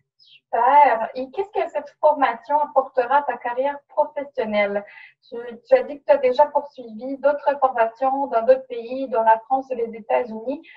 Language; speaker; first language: French; native; French